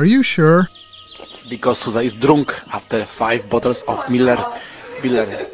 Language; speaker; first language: English; non-native, learner; Polish